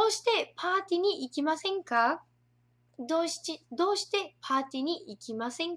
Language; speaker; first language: Japanese; non-native, fluent; Portuguese